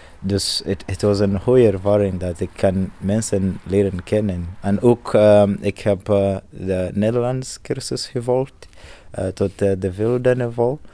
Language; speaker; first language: Dutch; non-native, learner; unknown